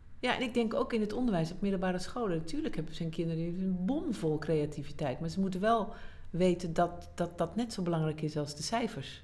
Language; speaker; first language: Dutch; native; Dutch